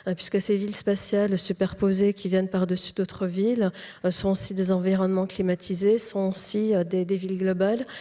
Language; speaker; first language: French; native; French